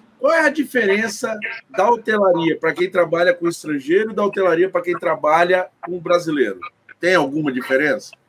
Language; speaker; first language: Portuguese; native; Portuguese